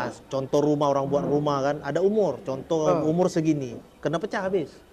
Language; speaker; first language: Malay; early bilingual, heritage; Indonesian